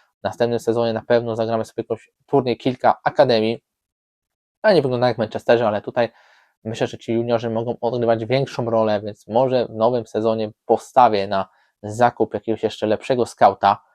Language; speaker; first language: Polish; native; Polish